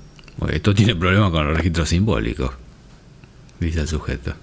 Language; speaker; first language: Spanish; native; Spanish